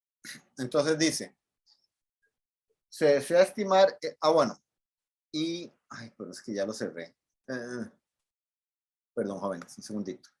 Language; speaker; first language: Spanish; native; Spanish